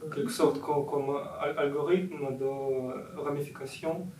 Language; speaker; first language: French; non-native, learner; Russian